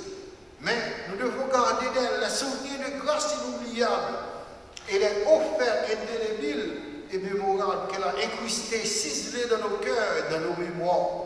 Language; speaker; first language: French; non-native, local second language; Haitian Creole